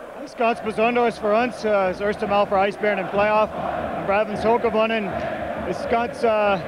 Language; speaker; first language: German; non-native, learner; English